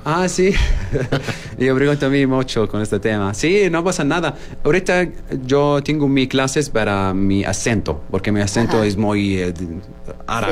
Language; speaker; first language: Spanish; non-native, learner; Arabic